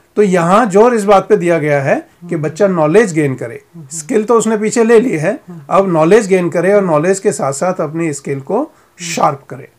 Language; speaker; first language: Hindi; native; Hindi